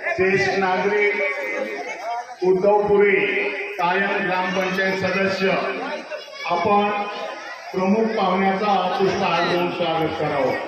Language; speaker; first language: Marathi; native; Marathi